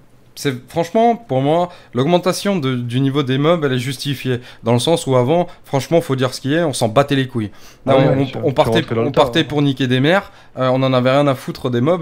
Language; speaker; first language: French; native; French